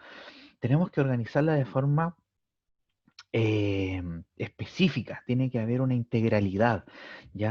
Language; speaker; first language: Spanish; native; Spanish